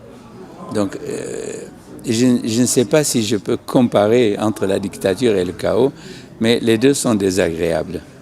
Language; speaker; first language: French; non-native, fluent; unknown